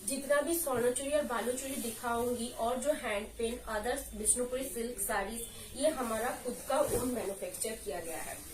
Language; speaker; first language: Hindi; non-native, local second language; Bangla